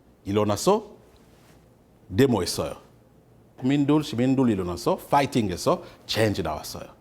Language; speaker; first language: Korean; non-native, learner; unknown